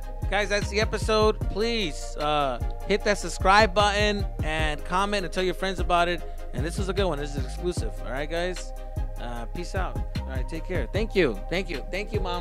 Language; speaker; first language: English; early bilingual, other home language; Spanish